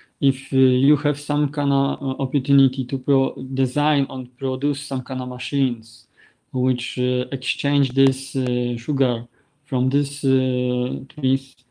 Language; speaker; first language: English; non-native, learner; Polish